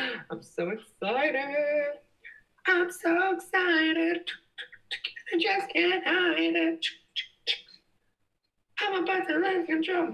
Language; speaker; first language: English; native; English